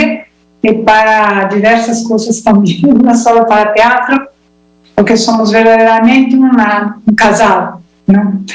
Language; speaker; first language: Spanish; non-native, learner; Portuguese